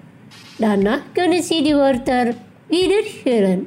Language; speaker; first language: German; non-native, fluent; Indonesian